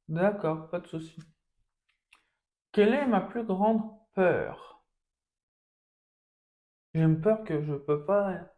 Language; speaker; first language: French; native; French